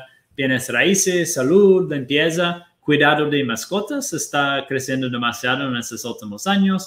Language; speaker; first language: Spanish; non-native, fluent; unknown